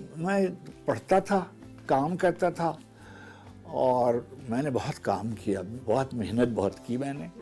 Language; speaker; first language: Urdu; native; Urdu